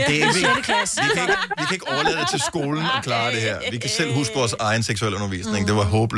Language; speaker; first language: Danish; native; Danish